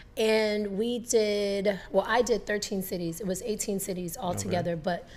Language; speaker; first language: English; native; English